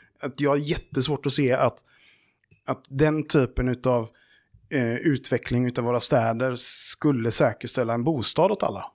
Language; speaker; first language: Swedish; native; Swedish